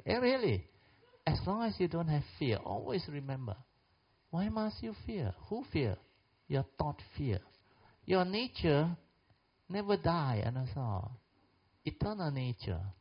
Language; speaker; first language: English; non-native, local second language; Min Nan Chinese